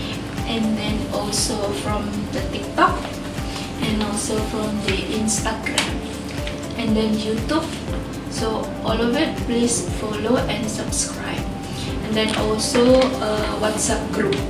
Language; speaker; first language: English; non-native, fluent; Indonesian